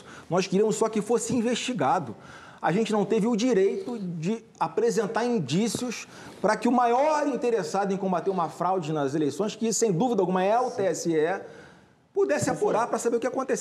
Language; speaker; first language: Portuguese; native; Portuguese